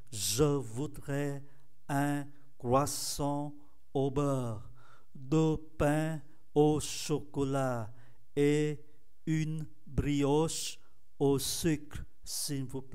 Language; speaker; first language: French; non-native, fluent; Vietnamese